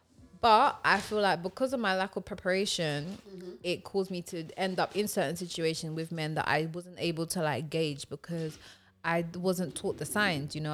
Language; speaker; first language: English; native; English